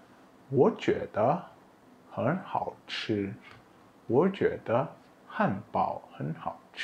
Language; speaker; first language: Chinese; non-native, fluent; Indonesian